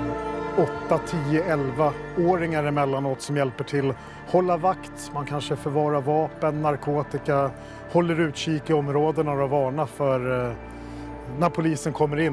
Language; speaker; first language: Swedish; native; Swedish